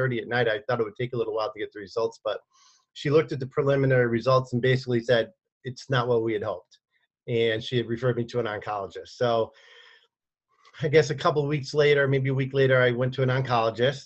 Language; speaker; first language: English; native; English